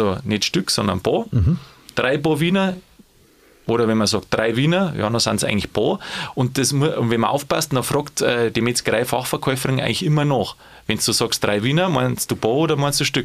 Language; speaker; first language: German; native; German